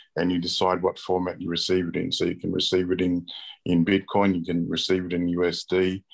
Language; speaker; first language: English; native; English